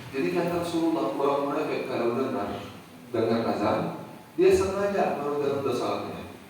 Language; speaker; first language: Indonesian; non-native, fluent; Arabic